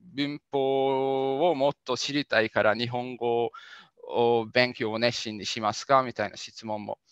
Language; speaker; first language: Japanese; non-native, fluent; Hungarian